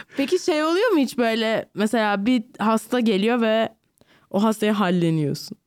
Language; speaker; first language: Turkish; early bilingual, heritage; Turkish